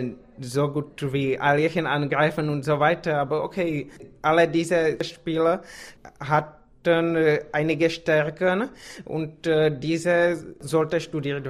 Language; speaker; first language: German; non-native, fluent; Czech